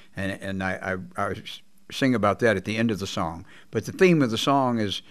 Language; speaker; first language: English; native; English